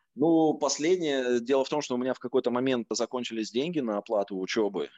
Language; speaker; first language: Russian; native; Russian